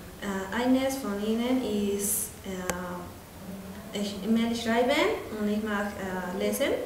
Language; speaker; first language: German; non-native, learner; Spanish